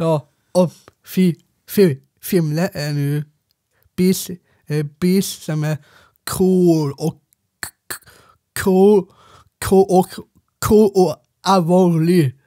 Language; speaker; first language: Swedish; non-native, learner; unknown